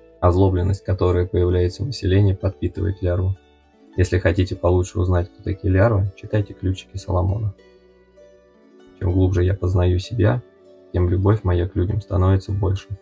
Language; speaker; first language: Russian; native; Russian